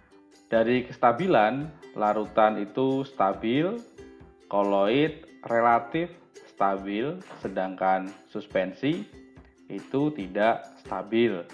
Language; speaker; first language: Indonesian; native; Indonesian